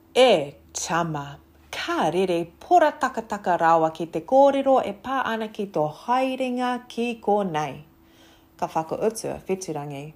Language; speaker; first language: Māori; non-native, local second language; English